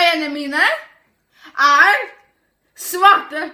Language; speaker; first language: Norwegian; non-native, fluent; Arabic